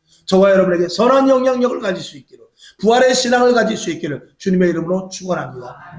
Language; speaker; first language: Korean; native; Korean